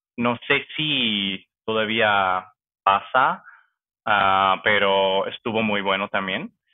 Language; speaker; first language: Spanish; non-native, fluent; English